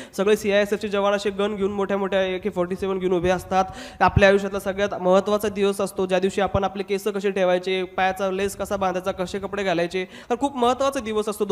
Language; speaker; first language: Marathi; non-native, local second language; Hindi